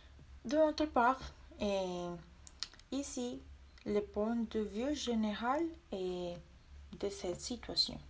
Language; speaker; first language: French; non-native, learner; Spanish